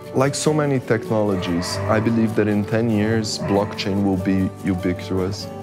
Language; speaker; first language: English; non-native, fluent; Portuguese